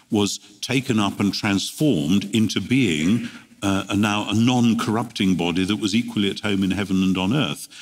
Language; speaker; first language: English; native; English